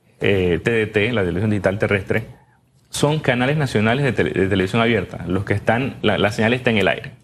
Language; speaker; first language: Spanish; native; Spanish